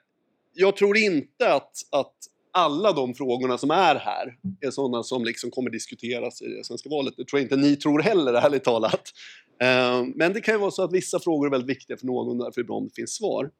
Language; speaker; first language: Swedish; native; Swedish